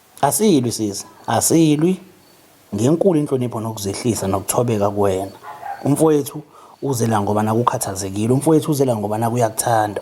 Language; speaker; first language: Zulu; native; Zulu